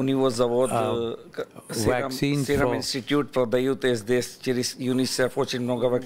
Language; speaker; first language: Russian; non-native, learner; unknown